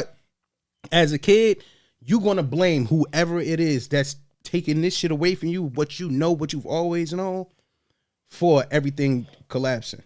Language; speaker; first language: English; native; English